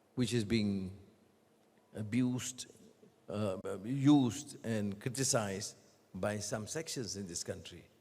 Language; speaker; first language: English; non-native, local second language; Malay